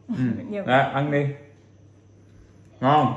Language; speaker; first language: Vietnamese; non-native, fluent; English